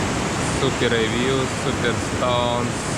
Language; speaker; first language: English; non-native, learner; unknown